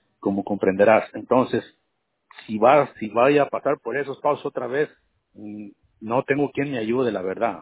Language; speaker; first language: Spanish; native; Spanish